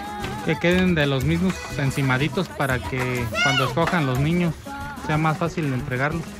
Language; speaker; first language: Spanish; native; Spanish